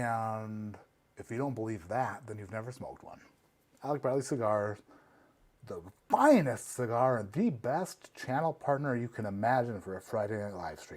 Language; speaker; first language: English; native; English